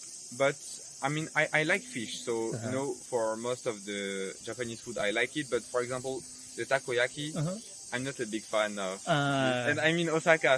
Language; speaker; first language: English; non-native, fluent; French